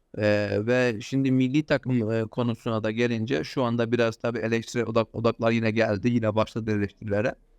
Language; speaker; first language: Turkish; early bilingual, heritage; Turkish